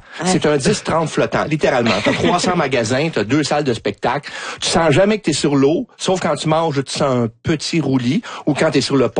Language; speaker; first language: French; native; French